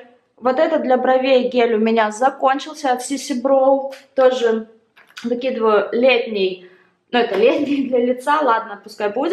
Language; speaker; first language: Russian; native; Russian